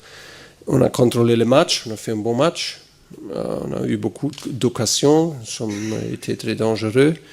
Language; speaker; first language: French; non-native, fluent; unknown